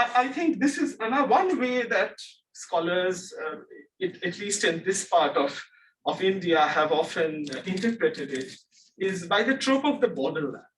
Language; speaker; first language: English; non-native, local second language; Bangla